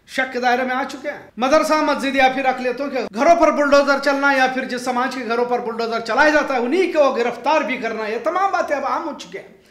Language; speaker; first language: Hindi; non-native, local second language; Urdu